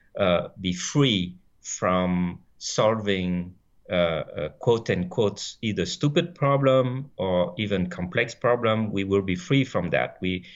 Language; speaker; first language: English; non-native, fluent; French